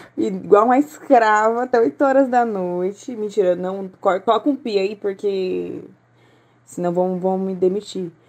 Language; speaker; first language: Portuguese; native; Portuguese